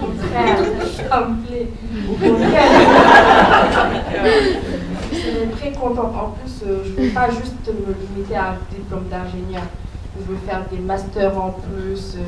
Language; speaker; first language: French; non-native, local second language; Wolof